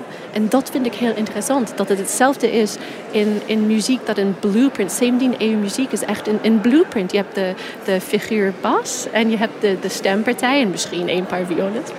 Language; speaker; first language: Dutch; non-native, fluent; English